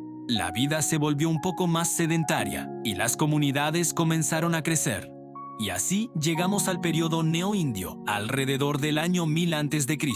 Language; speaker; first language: Spanish; native; Spanish